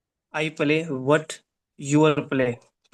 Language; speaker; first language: English; non-native, learner; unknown